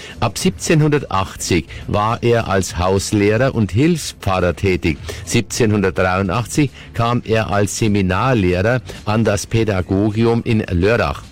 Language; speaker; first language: German; native; German